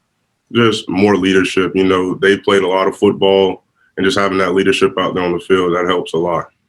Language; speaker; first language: English; native; English